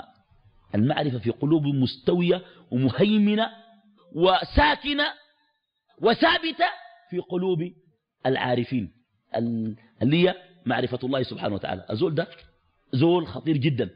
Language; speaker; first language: Arabic; native; Arabic